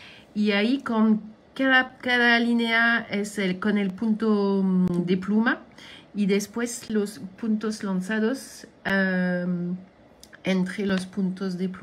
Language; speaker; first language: Spanish; non-native, learner; French